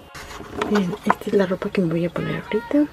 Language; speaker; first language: Spanish; native; Spanish